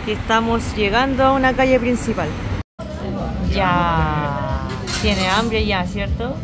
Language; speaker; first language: Spanish; native; Spanish